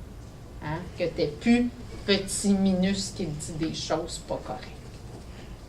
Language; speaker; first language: French; native; French